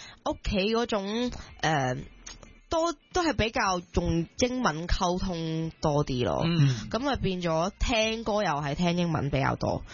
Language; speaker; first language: Cantonese; native; Cantonese